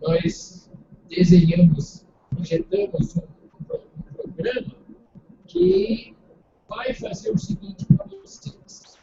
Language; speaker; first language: Portuguese; non-native, fluent; English